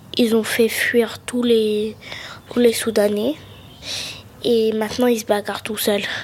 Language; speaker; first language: French; early bilingual, other home language; Arabic